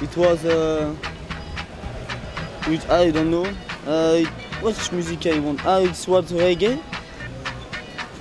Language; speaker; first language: English; non-native, learner; French